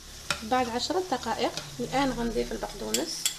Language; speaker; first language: Arabic; native; Arabic